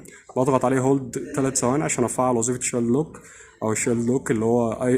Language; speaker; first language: Arabic; native; Arabic